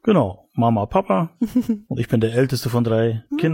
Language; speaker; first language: German; native; German